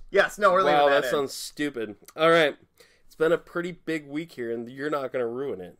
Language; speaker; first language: English; native; English